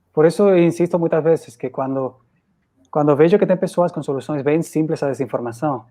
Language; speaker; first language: Portuguese; non-native, fluent; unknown